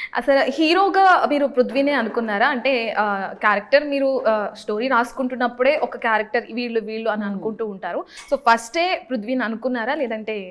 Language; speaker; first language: Telugu; native; Telugu